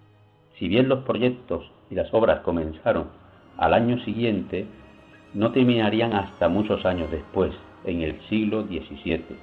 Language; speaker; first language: Spanish; native; Spanish